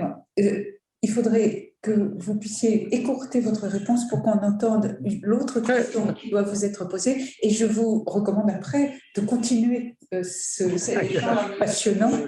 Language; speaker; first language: French; native; French